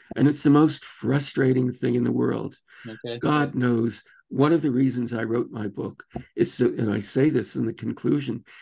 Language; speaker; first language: English; native; English